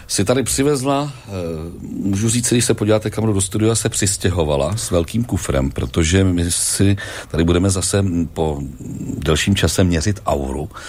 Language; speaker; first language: Czech; native; Czech